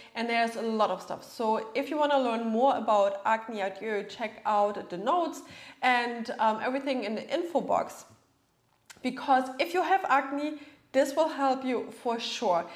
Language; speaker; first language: English; non-native, fluent; German